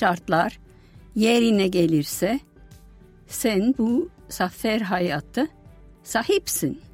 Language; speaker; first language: Turkish; non-native, fluent; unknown